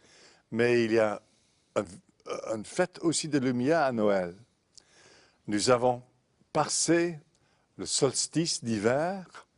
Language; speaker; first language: French; non-native, fluent; English